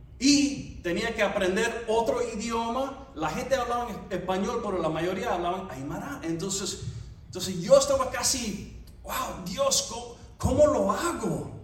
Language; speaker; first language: Spanish; non-native, fluent; English